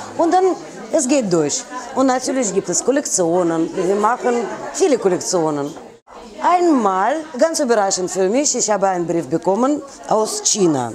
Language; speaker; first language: German; non-native, fluent; Russian